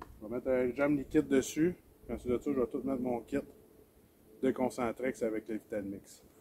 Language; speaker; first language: French; native; French